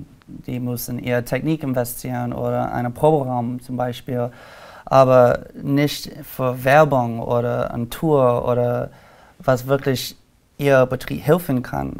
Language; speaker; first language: German; non-native, learner; English